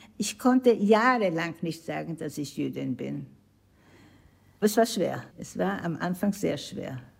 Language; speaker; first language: German; native; German